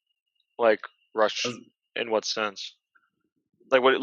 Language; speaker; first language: English; native; English